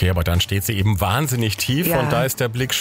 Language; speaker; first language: German; native; German